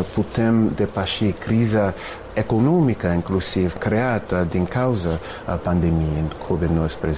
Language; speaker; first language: Romanian; non-native, fluent; English